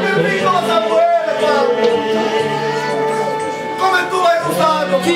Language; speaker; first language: Italian; native; Italian